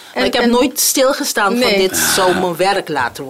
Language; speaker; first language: Dutch; non-native, local second language; Papiamento